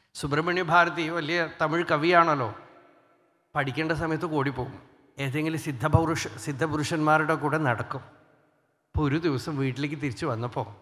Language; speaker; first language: Malayalam; non-native, local second language; Tamil